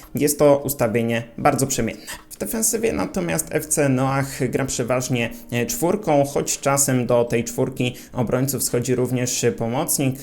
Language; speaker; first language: Polish; native; Polish